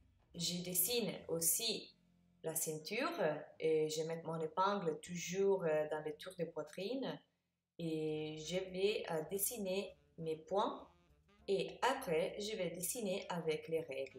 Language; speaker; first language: French; non-native, fluent; Italian